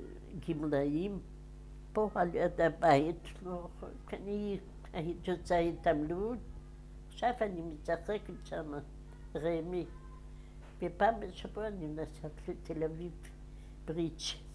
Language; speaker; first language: Hebrew; non-native, fluent; Yiddish